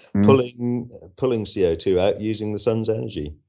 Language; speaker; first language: English; native; English